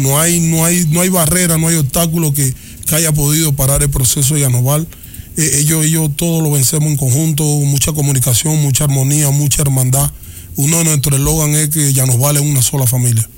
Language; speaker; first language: Spanish; native; Spanish